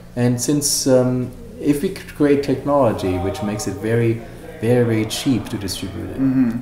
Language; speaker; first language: English; non-native, fluent; German